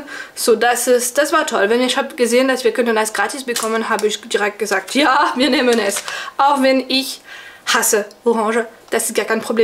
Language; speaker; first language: German; non-native, fluent; French